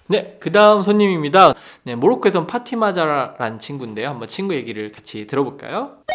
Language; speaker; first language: Korean; native; Korean